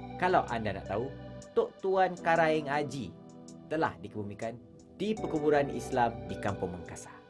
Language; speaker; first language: Malay; native; Malay